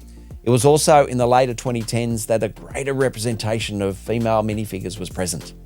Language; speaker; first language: English; native; English